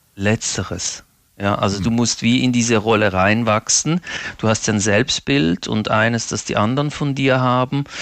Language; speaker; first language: German; native; German